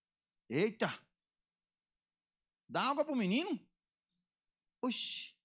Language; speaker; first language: Portuguese; native; Portuguese